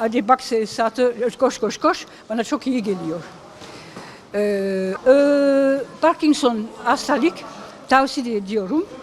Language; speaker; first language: Turkish; early bilingual, heritage; Turkish